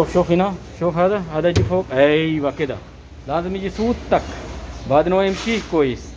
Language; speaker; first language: Arabic; non-native, fluent; Hindi